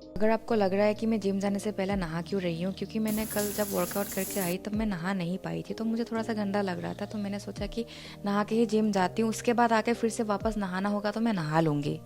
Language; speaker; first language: Hindi; non-native, local second language; Bodo